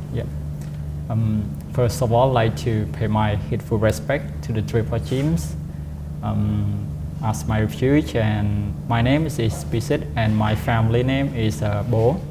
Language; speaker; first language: English; non-native, fluent; Khmer